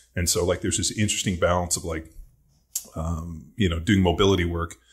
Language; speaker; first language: English; native; English